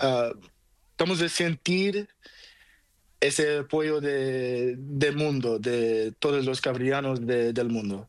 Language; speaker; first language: Spanish; non-native, learner; Portuguese